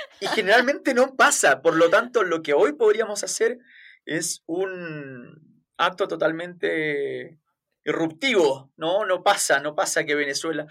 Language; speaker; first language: Spanish; native; Spanish